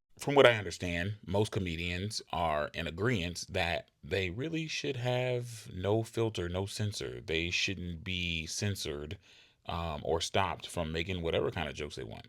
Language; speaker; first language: English; native; English